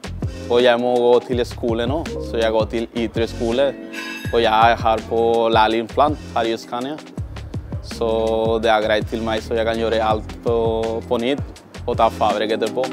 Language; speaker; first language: Norwegian; non-native, learner; Spanish